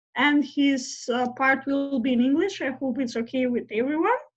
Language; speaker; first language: English; non-native, fluent; Macedonian